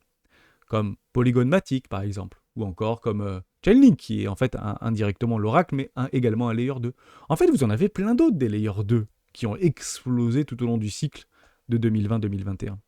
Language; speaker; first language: French; native; French